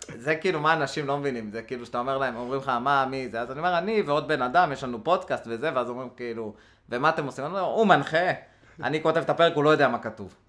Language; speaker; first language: Hebrew; native; Hebrew